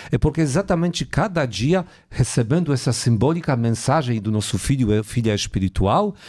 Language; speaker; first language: Portuguese; non-native, fluent; Polish